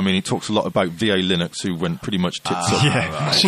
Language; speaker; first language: English; native; English